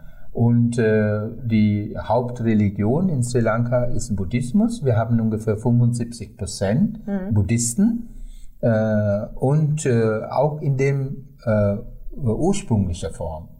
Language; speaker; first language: German; non-native, fluent; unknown